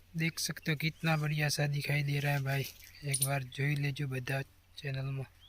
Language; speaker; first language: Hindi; non-native, local second language; Gujarati